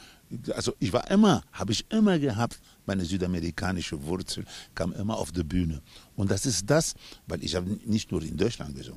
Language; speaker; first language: German; non-native, fluent; Spanish